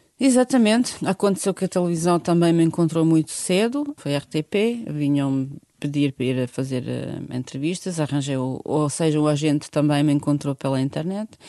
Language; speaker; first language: Portuguese; non-native, fluent; Bosnian